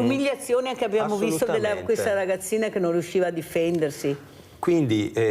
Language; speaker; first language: Italian; native; Italian